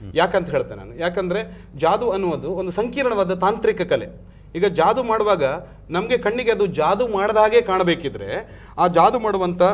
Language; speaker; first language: Kannada; non-native, local second language; Tulu